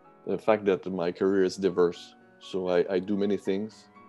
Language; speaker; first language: English; non-native, fluent; French